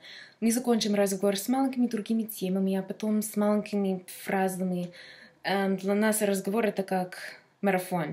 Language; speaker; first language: Russian; non-native, fluent; English